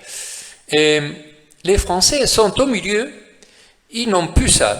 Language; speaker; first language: French; non-native, fluent; Spanish